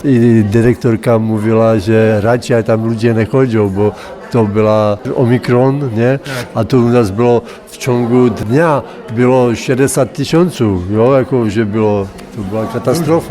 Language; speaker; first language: Polish; non-native, learner; Czech